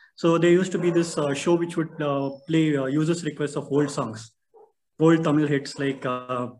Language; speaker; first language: English; non-native, local second language; Tamil